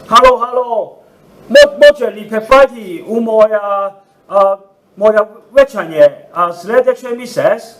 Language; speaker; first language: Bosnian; non-native, learner; Cantonese